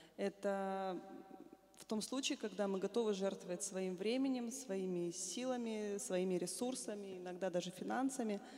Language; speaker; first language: Russian; native; Russian